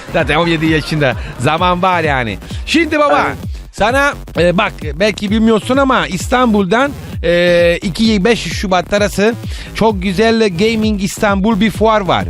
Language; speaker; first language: Turkish; non-native, learner; Italian